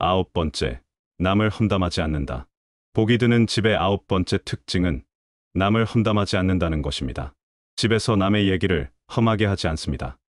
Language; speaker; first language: Korean; native; Korean